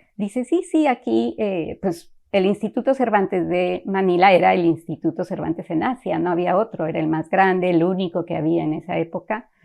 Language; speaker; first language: Spanish; native; Spanish